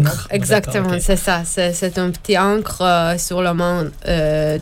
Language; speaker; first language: French; non-native, learner; Hebrew